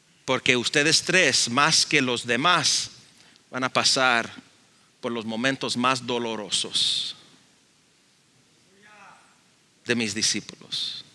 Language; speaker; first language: Spanish; early bilingual, heritage; Spanish